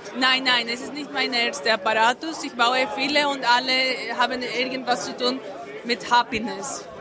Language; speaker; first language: German; non-native, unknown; Greek